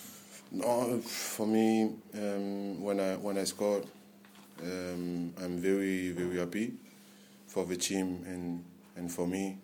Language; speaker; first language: English; non-native, learner; French